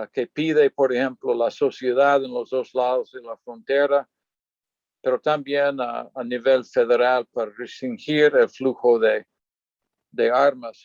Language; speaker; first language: Spanish; non-native, fluent; English